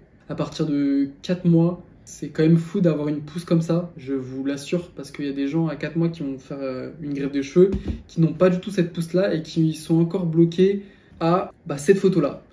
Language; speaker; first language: French; native; French